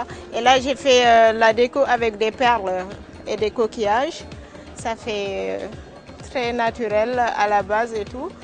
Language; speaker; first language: French; non-native, local second language; Fula